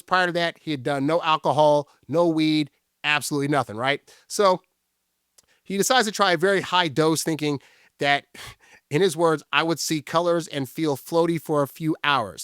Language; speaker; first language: English; native; English